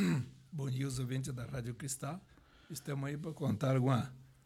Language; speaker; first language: Portuguese; native; Portuguese